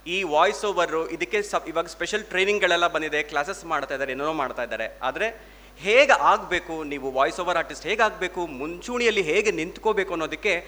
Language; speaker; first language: Kannada; non-native, local second language; Telugu